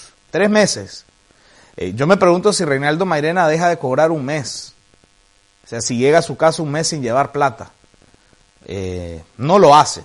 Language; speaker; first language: Spanish; native; Spanish